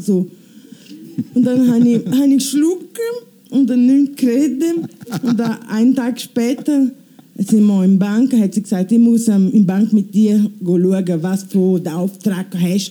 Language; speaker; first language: German; non-native, learner; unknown